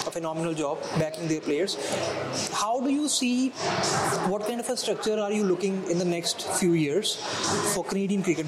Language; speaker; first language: English; non-native, local second language; Punjabi